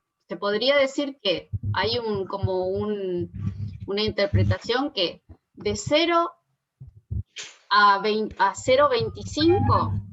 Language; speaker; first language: Spanish; native; Spanish